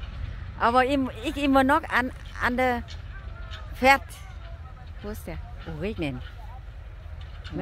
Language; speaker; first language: German; non-native, learner; Vietnamese